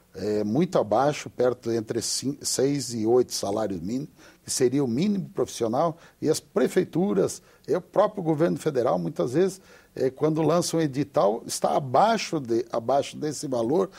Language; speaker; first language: Portuguese; native; Portuguese